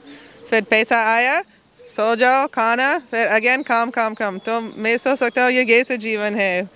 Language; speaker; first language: Hindi; non-native, learner; English